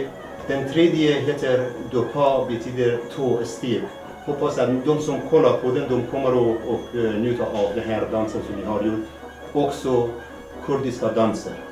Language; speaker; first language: Swedish; non-native, learner; Kurdish